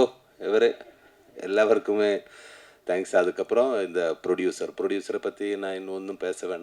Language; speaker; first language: Tamil; non-native, learner; Malayalam